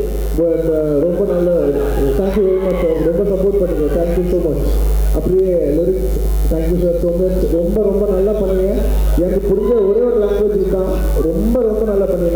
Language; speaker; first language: Tamil; non-native, local second language; Telugu